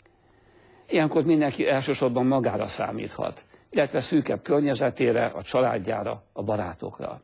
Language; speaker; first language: Hungarian; native; Hungarian